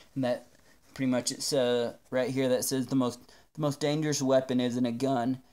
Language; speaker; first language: English; native; English